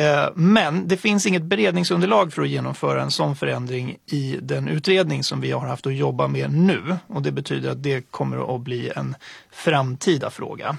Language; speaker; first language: Swedish; native; Swedish